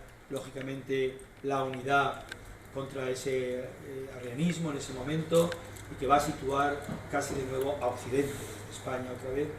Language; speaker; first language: Spanish; native; Spanish